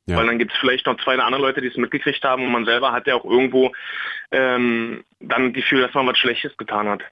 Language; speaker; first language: German; native; German